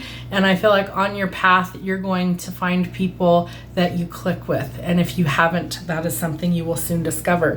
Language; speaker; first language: English; native; English